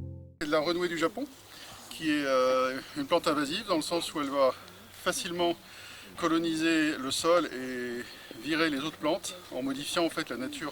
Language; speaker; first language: French; native; French